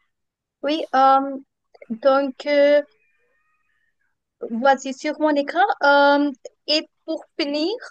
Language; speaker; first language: French; non-native, fluent; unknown